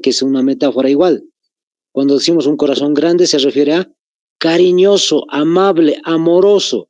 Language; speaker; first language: Spanish; native; Spanish